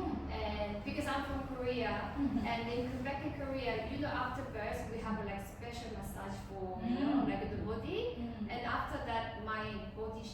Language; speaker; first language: English; non-native, learner; Korean